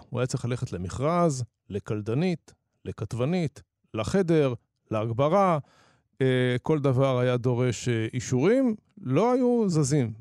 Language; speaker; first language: Hebrew; native; Hebrew